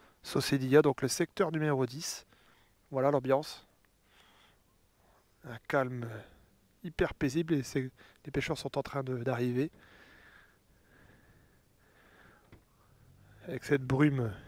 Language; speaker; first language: French; native; French